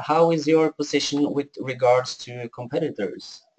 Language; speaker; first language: English; non-native, fluent; Norwegian